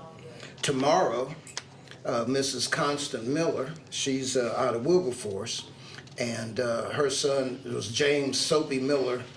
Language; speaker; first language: English; native; English